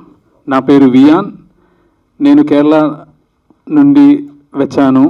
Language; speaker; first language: Telugu; non-native, learner; Malayalam